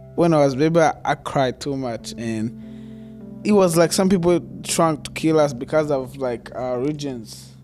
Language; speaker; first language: English; non-native, local second language; Kinyarwanda